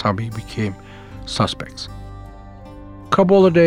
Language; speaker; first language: English; native; English